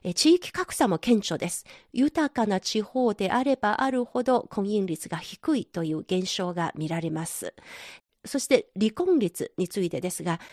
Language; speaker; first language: Japanese; non-native, fluent; Chinese